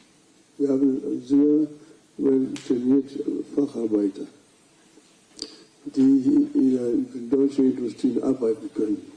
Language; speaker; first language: German; non-native, fluent; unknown